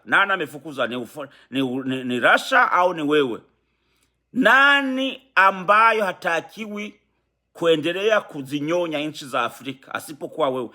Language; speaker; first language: Swahili; non-native, local second language; Rundi